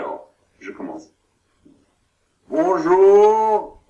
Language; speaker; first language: French; non-native, learner; German